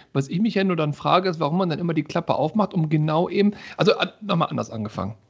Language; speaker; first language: German; native; German